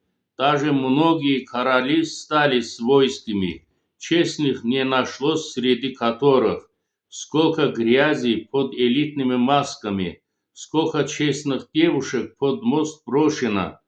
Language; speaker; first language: Russian; non-native, fluent; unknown